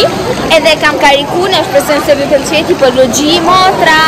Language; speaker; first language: Albanian; early bilingual, heritage; Albanian